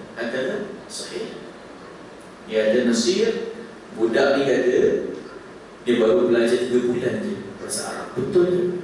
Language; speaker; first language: Malay; native; Malay